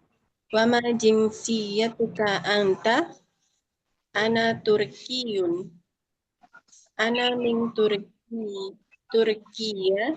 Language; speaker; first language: Arabic; non-native, learner; Indonesian